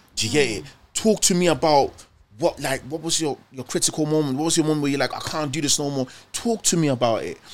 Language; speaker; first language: English; early bilingual, other home language; German